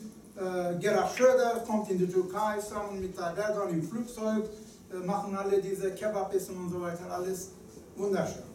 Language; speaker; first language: German; non-native, fluent; Turkish